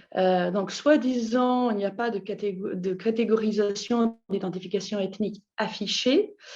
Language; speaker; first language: French; non-native, fluent; Italian